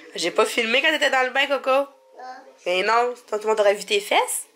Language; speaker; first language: French; native; French